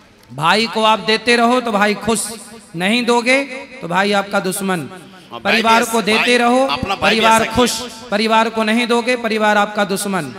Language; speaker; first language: Hindi; native; Hindi